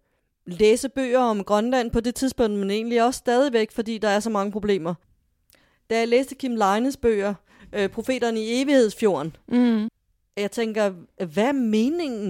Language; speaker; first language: Danish; native; Danish